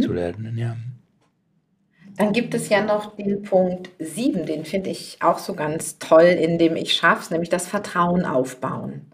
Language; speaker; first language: German; native; German